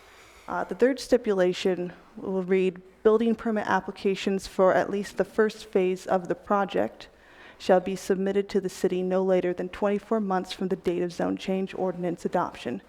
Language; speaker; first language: English; native; English